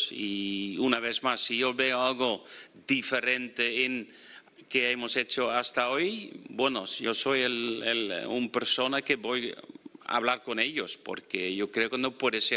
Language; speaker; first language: Spanish; non-native, fluent; Dutch